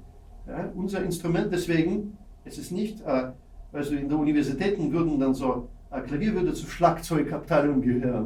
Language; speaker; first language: German; non-native, fluent; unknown